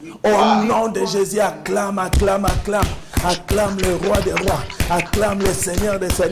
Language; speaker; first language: French; non-native, local second language; Lingala